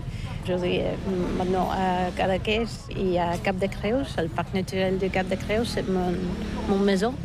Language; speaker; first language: French; non-native, learner; Bulgarian